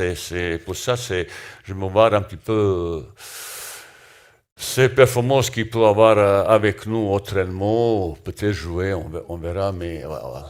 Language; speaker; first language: French; non-native, learner; Bosnian